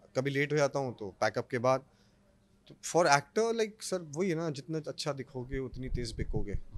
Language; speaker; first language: Hindi; native; Hindi